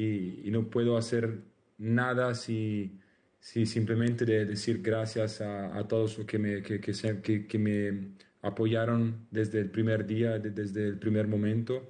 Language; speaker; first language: Spanish; non-native, learner; Italian